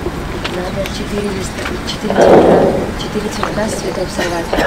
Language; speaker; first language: Russian; native; Russian